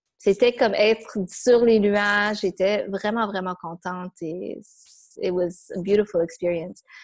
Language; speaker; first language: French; non-native, fluent; English